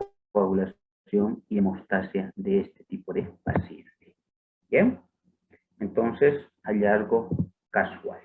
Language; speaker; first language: Spanish; native; Spanish